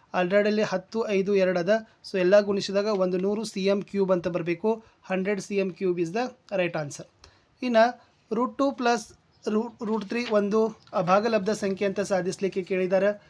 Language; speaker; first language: Kannada; native; Kannada